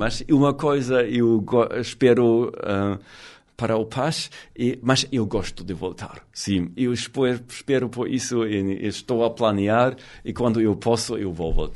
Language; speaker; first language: Portuguese; non-native, learner; German